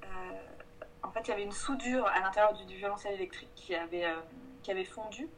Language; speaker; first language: French; native; French